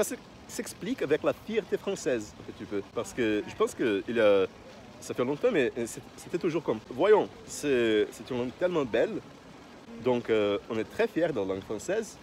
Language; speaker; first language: French; non-native, fluent; Portuguese